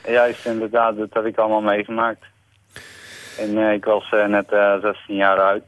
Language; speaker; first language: Dutch; non-native, fluent; Persian